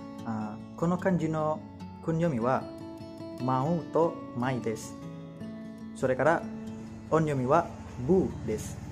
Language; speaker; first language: Japanese; non-native, learner; Indonesian